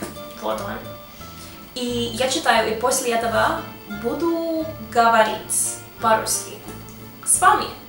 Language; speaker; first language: Russian; non-native, learner; English